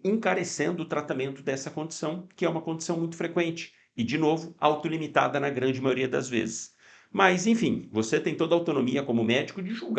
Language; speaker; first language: Portuguese; native; Portuguese